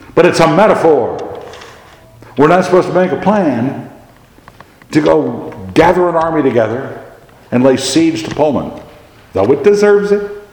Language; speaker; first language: English; native; English